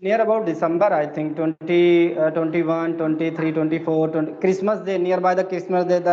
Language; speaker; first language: English; non-native, fluent; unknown